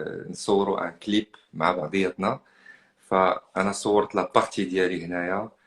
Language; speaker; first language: Arabic; native; Arabic